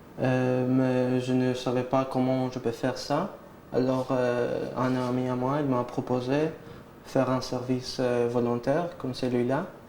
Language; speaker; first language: French; non-native, learner; Greek